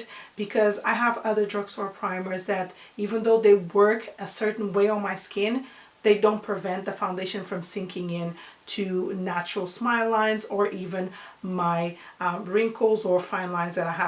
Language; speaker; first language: English; non-native, fluent; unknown